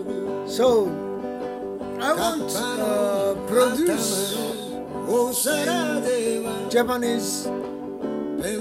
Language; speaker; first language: English; non-native, learner; Japanese